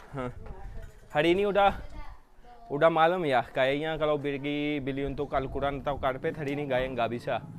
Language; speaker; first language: Indonesian; non-native, fluent; Urdu